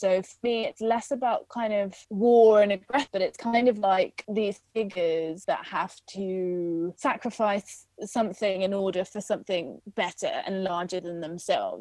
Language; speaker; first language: English; native; English